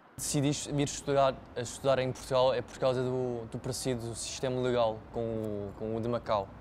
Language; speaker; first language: Portuguese; non-native, local second language; Cantonese